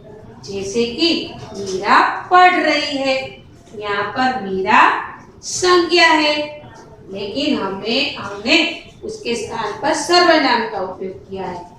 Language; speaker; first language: Hindi; non-native, local second language; Gujarati